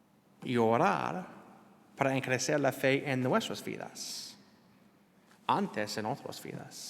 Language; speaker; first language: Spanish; non-native, learner; English